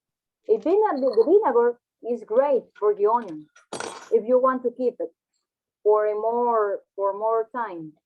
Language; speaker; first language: English; non-native, fluent; Spanish